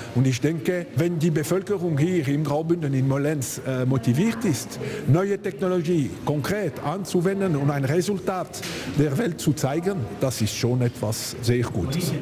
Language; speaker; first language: German; non-native, local second language; French